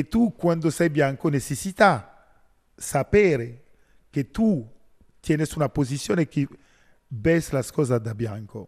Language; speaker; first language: Spanish; non-native, learner; French